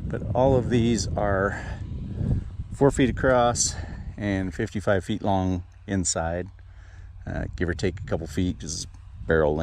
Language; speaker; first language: English; native; English